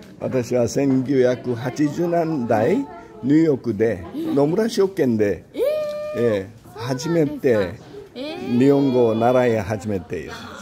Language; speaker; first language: Japanese; non-native, learner; Korean